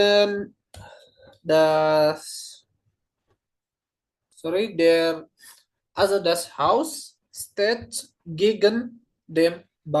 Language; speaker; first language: German; non-native, learner; Indonesian